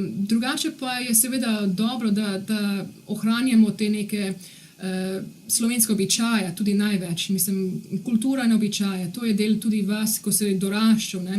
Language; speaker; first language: Slovenian; early bilingual, heritage; Slovenian